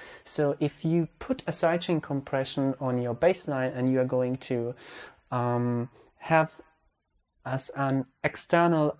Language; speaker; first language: English; non-native, fluent; Hungarian